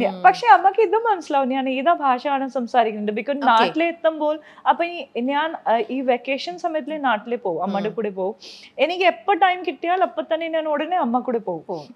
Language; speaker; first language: Malayalam; non-native, local second language; Punjabi